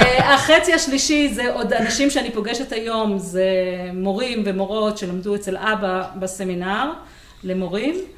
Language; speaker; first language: Hebrew; native; Hebrew